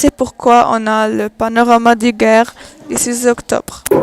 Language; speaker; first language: French; non-native, learner; Arabic